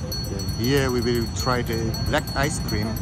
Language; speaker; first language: English; non-native, learner; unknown